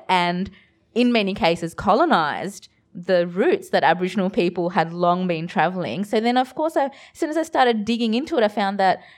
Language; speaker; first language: English; early bilingual, other home language; Bangla